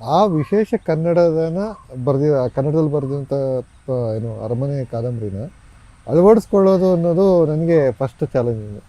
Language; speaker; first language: Kannada; native; Kannada